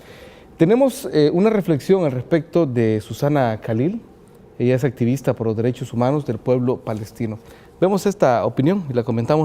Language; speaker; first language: Spanish; native; Spanish